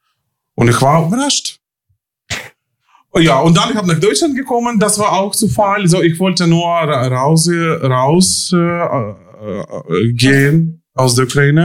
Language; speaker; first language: German; non-native, fluent; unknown